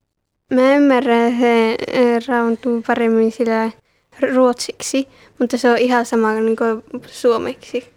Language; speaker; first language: Finnish; early bilingual, heritage; Finnish